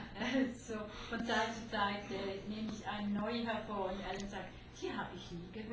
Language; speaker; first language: German; non-native, fluent; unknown